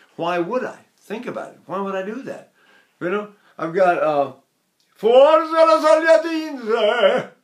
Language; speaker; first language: English; native; English